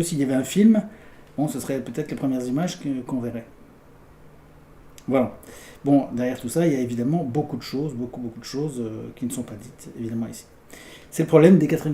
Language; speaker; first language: French; native; French